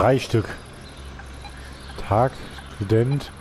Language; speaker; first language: German; native; German